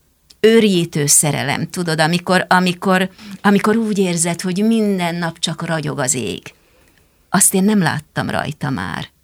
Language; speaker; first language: Hungarian; native; Hungarian